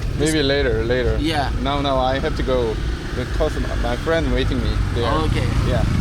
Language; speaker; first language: English; non-native, learner; Korean